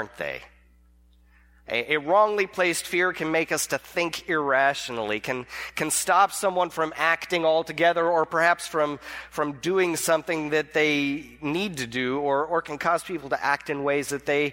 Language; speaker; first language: English; native; English